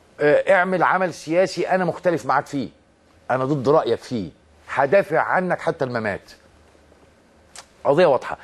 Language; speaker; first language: Arabic; native; Arabic